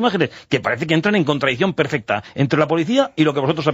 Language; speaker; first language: Spanish; native; Spanish